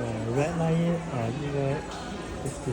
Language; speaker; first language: English; non-native, learner; Cantonese